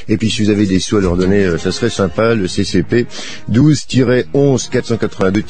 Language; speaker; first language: French; native; French